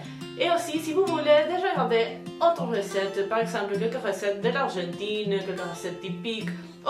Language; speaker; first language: French; non-native, learner; Spanish